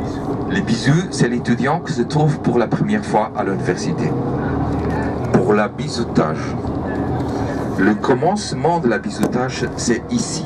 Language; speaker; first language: French; non-native, fluent; Portuguese